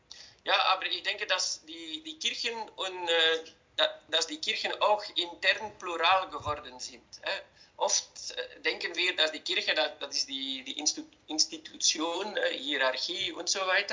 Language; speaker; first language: German; non-native, fluent; Dutch